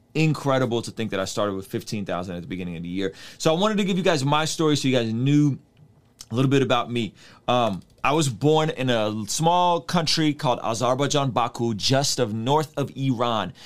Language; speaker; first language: English; early bilingual, other home language; Russian